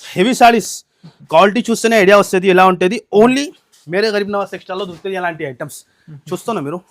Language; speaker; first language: Telugu; non-native, local second language; Urdu